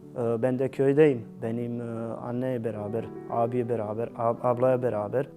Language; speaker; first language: Turkish; non-native, learner; Bosnian